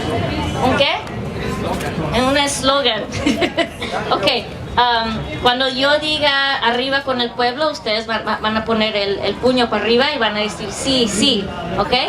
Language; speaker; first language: Spanish; early bilingual, heritage; English